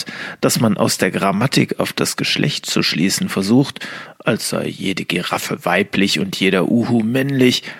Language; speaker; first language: German; native; German